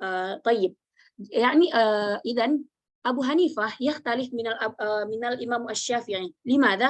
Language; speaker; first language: Arabic; non-native, learner; Indonesian